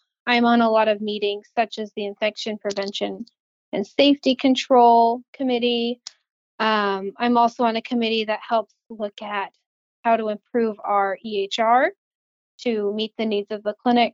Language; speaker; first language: English; native; English